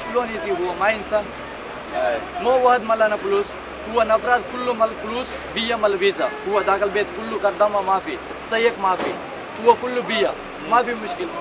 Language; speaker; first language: Arabic; non-native, learner; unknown